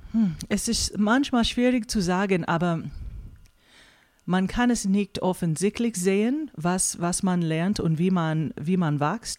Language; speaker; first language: German; non-native, fluent; English